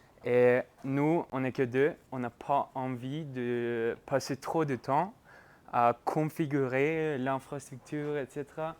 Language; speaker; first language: French; non-native, fluent; Norwegian